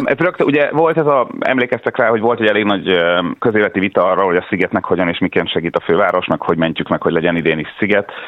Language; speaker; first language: Hungarian; native; Hungarian